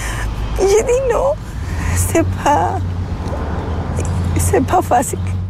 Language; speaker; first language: French; non-native, learner; Spanish